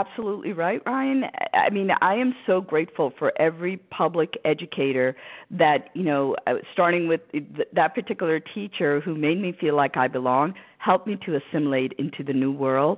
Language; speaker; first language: English; early bilingual, other home language; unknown